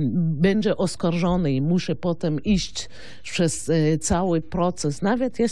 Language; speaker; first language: Polish; non-native, fluent; Lithuanian